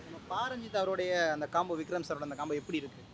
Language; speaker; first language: Tamil; native; Tamil